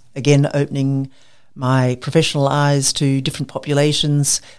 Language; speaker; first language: English; native; English